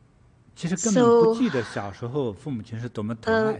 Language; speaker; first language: Chinese; native; Chinese